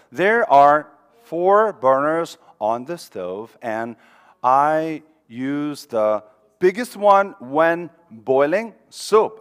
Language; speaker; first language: English; non-native, fluent; Korean